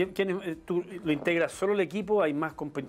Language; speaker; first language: Spanish; native; Spanish